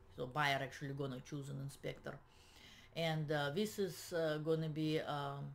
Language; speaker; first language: English; non-native, fluent; Russian